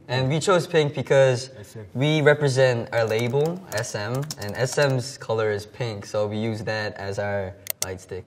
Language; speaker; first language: English; early bilingual, other home language; Korean